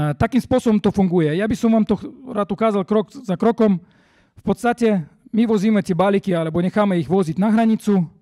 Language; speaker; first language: Slovak; non-native, fluent; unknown